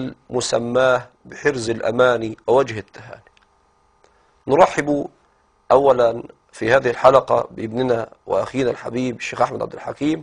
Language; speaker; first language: Arabic; native; Arabic